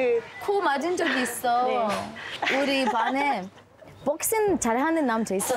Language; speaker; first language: Korean; non-native, learner; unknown